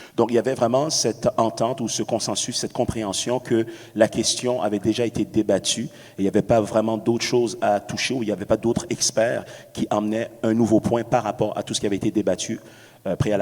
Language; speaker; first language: French; native; French